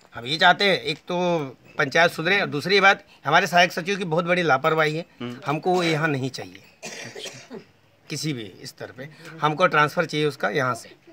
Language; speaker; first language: Hindi; native; Hindi